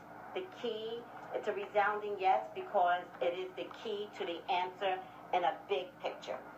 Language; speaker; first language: English; native; English